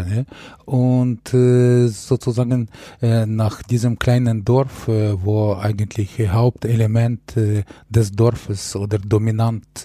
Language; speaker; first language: German; non-native, fluent; Ukrainian